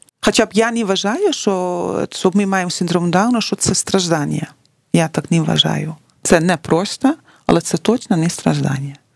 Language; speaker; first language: Ukrainian; non-native, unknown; Dutch